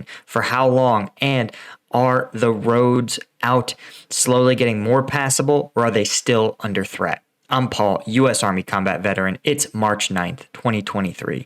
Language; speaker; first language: English; native; English